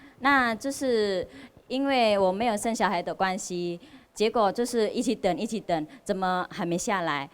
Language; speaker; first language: Chinese; non-native, fluent; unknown